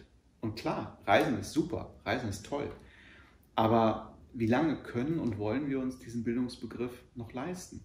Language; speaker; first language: German; native; German